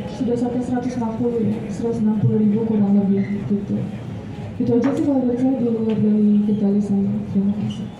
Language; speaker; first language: Indonesian; native; Indonesian